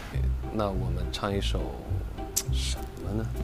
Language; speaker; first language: Chinese; native; Chinese